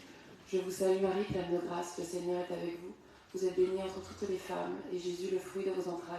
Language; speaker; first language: French; native; French